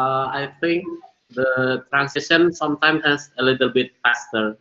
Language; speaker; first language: English; non-native, learner; Indonesian